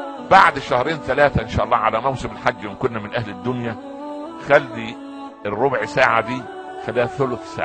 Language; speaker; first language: Arabic; native; Arabic